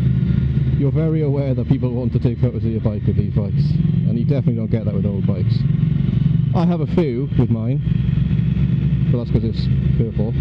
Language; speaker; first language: English; native; English